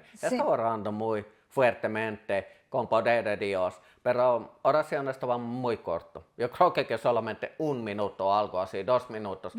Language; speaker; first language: Spanish; non-native, fluent; Finnish